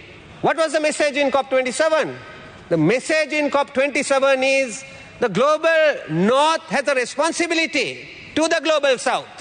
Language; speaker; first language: English; non-native, local second language; Sinhala